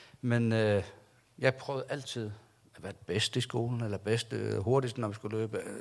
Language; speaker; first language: Danish; non-native, local second language; Faroese